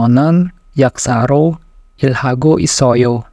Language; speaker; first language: Korean; non-native, fluent; Indonesian